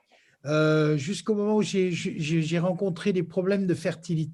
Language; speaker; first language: French; native; French